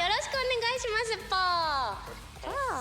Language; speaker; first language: Japanese; native; Japanese